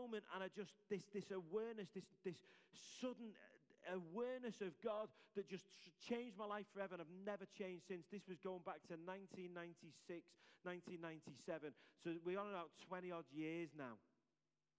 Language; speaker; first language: English; native; English